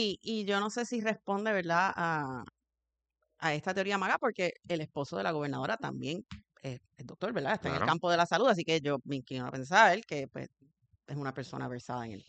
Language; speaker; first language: Spanish; native; Spanish